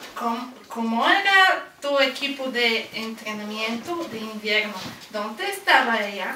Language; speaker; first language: Spanish; non-native, learner; Bulgarian